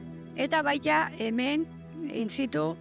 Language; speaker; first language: Basque; native; Basque